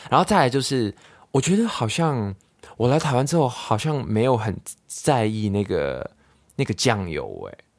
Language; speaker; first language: Chinese; non-native, local second language; Cantonese